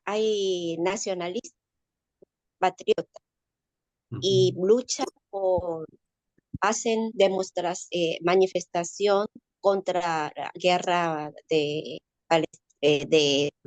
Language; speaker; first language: Spanish; non-native, learner; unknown